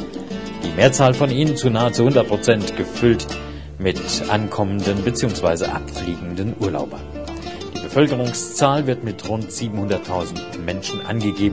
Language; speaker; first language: German; native; German